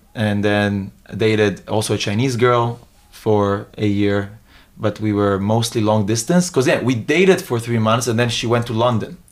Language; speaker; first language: English; early bilingual, other home language; Hebrew